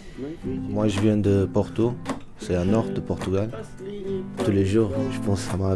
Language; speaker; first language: French; non-native, learner; Portuguese